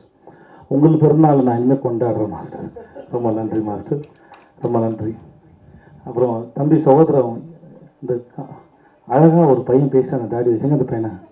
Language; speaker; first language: Tamil; native; Tamil